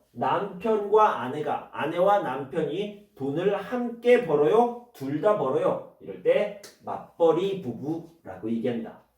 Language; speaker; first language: Korean; native; Korean